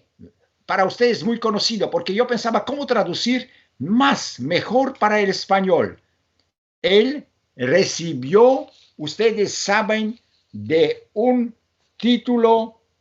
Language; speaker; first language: Spanish; non-native, fluent; Polish